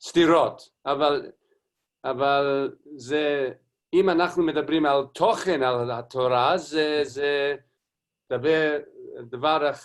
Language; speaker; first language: Hebrew; non-native, learner; English